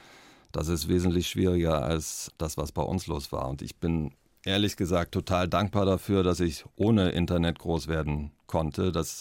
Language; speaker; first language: German; native; German